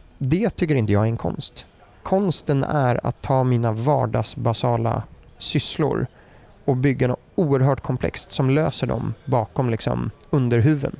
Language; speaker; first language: Swedish; early bilingual, other home language; German